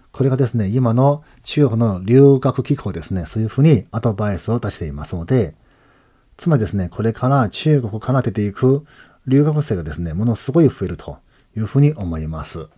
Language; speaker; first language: Japanese; non-native, fluent; Chinese